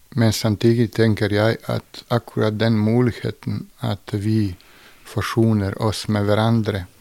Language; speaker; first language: Norwegian; non-native, fluent; Bosnian